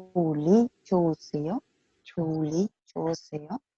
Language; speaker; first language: Korean; non-native, learner; Kazakh